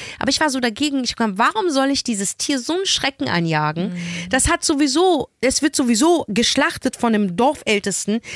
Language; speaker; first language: German; early bilingual, other home language; Arabic